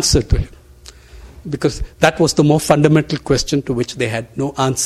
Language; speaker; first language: English; non-native, local second language; Telugu